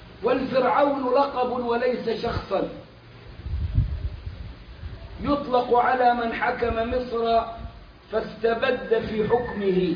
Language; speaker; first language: Arabic; native; Arabic